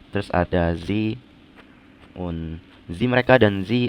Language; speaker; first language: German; non-native, learner; Indonesian